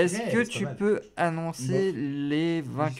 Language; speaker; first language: French; native; French